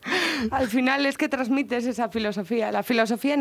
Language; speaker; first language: Spanish; native; Spanish